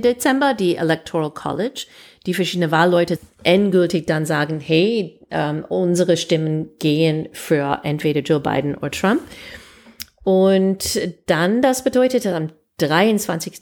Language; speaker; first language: German; non-native, fluent; English